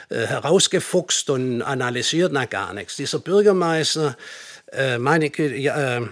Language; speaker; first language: German; native; German